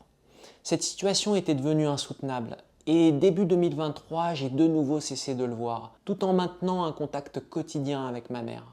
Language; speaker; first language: French; native; French